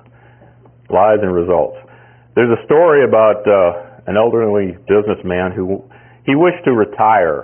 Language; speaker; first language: English; native; English